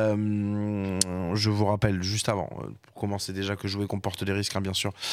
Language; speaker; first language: French; native; French